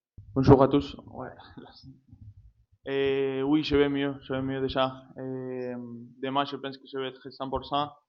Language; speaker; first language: French; non-native, fluent; Spanish